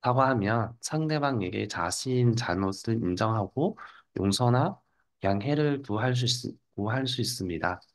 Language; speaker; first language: Korean; non-native, fluent; Vietnamese